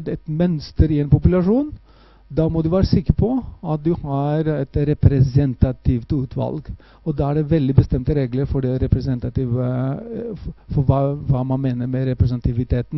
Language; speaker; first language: Norwegian; non-native, fluent; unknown